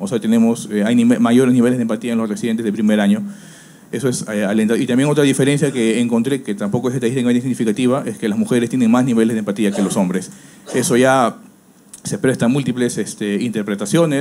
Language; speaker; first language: Spanish; native; Spanish